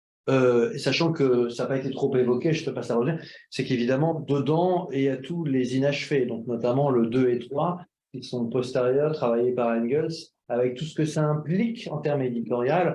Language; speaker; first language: French; native; French